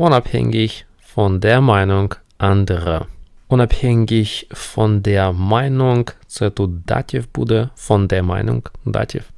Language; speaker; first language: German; non-native, fluent; Ukrainian